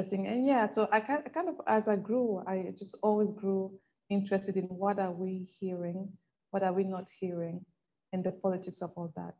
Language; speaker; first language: English; non-native, local second language; French